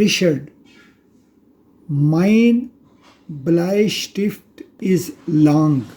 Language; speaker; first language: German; non-native, fluent; Urdu